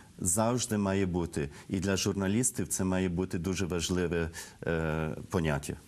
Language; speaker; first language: Ukrainian; early bilingual, heritage; Ukrainian